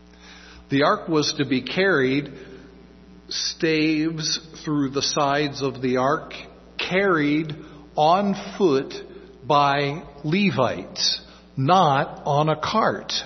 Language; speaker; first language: English; native; English